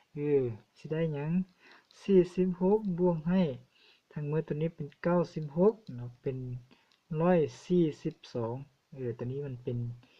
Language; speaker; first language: Lao; non-native, local second language; Hmong